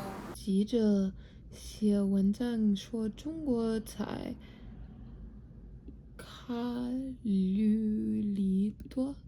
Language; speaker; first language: Chinese; non-native, learner; English